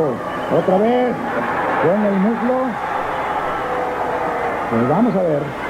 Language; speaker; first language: Spanish; native; Spanish